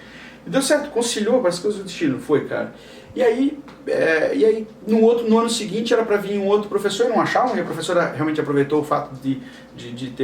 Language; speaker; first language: Portuguese; native; Portuguese